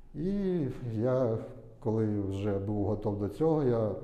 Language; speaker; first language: Ukrainian; non-native, local second language; Russian